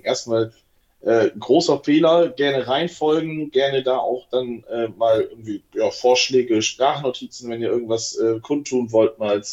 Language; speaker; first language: German; native; German